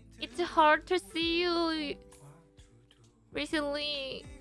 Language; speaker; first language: English; non-native, learner; Korean